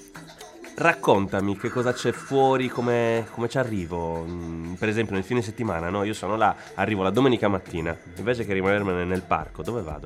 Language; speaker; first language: Italian; native; Italian